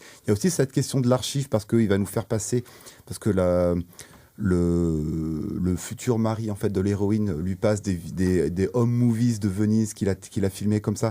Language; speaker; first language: French; native; French